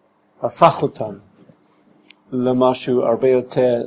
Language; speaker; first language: Hebrew; non-native, fluent; English